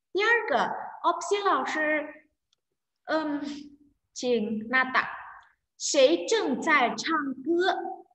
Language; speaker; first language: Chinese; non-native, fluent; Indonesian